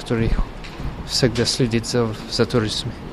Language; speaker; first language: Russian; non-native, learner; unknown